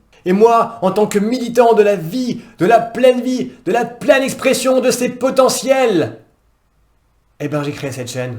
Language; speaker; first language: French; native; French